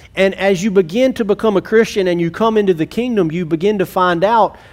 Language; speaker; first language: English; native; English